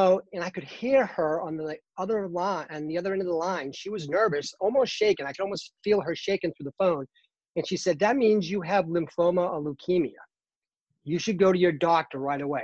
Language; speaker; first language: English; native; English